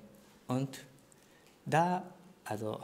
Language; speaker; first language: German; non-native, fluent; Japanese